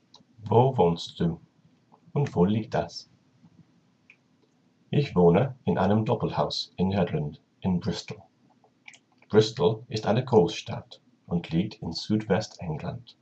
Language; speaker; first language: German; non-native, learner; English